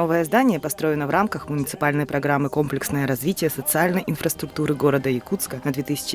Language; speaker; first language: Russian; native; Russian